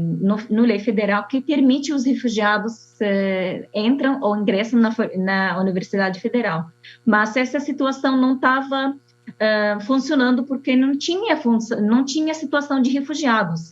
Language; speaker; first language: Portuguese; non-native, fluent; Arabic